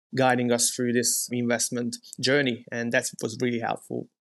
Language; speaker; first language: English; non-native, fluent; Hungarian